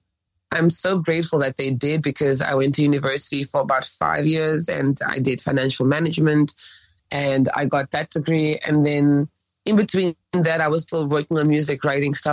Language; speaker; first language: English; early bilingual, other home language; French